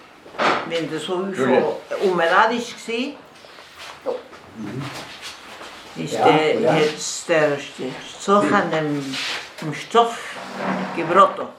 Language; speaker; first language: German; early bilingual, heritage; German